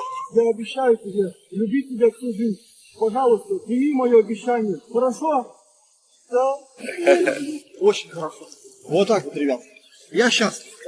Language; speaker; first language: Russian; native; Russian